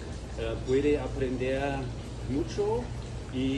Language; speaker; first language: Spanish; non-native, learner; German